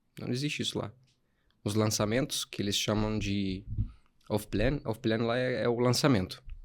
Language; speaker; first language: Portuguese; non-native, fluent; Arabic